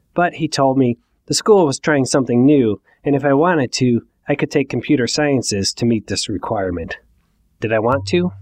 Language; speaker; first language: English; native; English